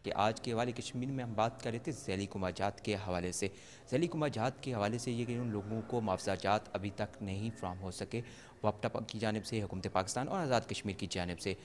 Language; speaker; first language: Urdu; non-native, local second language; Pahari-Potwari